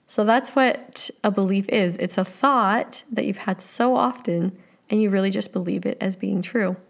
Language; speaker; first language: English; native; English